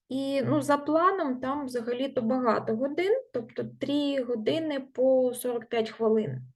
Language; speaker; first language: Ukrainian; non-native, local second language; Russian